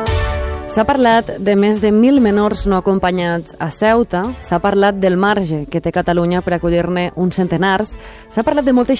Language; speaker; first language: Catalan; native; Catalan